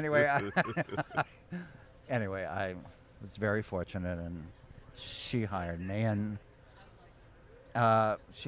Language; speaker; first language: English; native; English